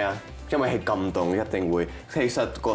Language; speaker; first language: Cantonese; non-native, local second language; French